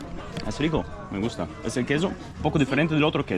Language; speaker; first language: Spanish; non-native, fluent; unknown